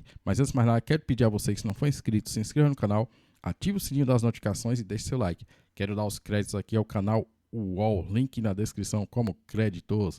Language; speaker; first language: Portuguese; native; Portuguese